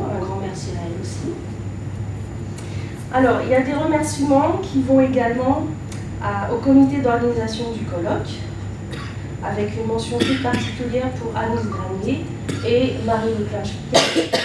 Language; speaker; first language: French; native; French